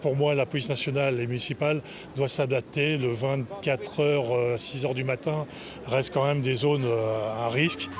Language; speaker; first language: French; native; French